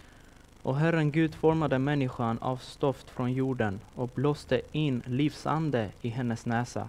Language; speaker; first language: Swedish; non-native, fluent; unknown